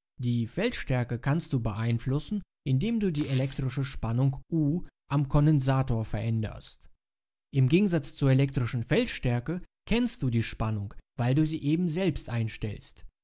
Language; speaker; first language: German; native; German